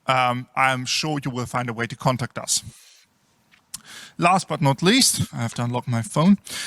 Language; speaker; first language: English; non-native, fluent; German